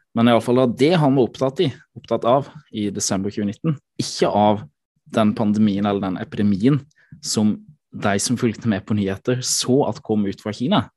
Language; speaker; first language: Norwegian; native; Norwegian